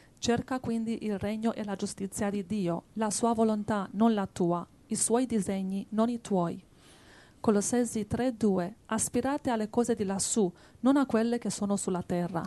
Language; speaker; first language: Italian; native; Italian